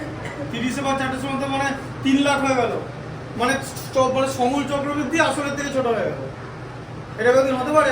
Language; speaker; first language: Bangla; native; Bangla